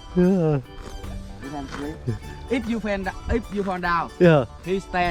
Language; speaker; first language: English; non-native, learner; Vietnamese